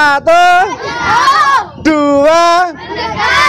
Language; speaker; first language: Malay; non-native, local second language; Javanese